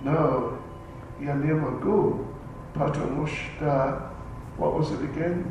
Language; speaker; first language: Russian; non-native, learner; English